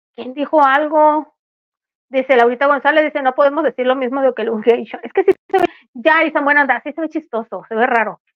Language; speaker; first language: Spanish; native; Spanish